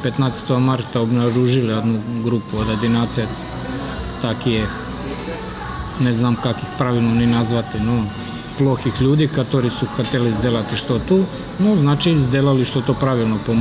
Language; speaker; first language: Russian; non-native, learner; Serbian